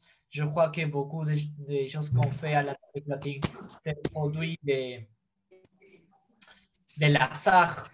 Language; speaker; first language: French; non-native, fluent; Spanish